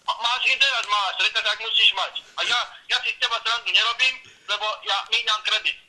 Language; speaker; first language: Slovak; non-native, fluent; Hungarian